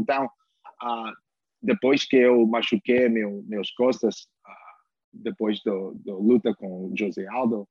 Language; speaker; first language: Portuguese; non-native, fluent; English